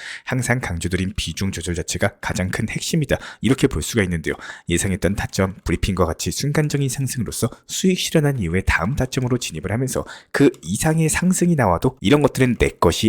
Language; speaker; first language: Korean; native; Korean